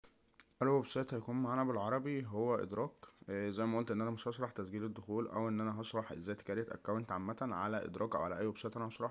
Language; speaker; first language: Arabic; native; Arabic